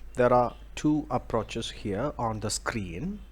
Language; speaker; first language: English; non-native, local second language; Malayalam